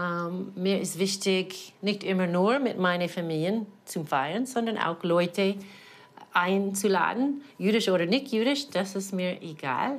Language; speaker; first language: German; non-native, fluent; English